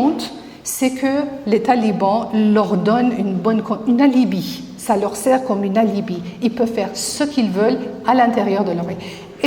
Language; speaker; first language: French; non-native, fluent; Persian